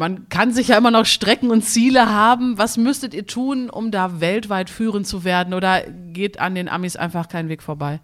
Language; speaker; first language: German; native; German